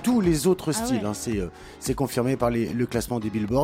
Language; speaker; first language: French; native; French